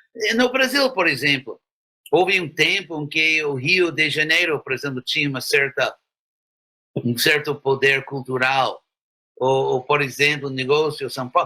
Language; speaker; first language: Portuguese; non-native, fluent; English